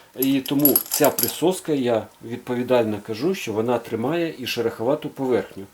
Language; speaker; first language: Ukrainian; non-native, local second language; Russian